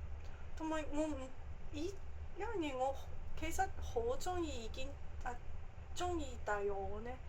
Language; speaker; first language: Cantonese; non-native, fluent; Japanese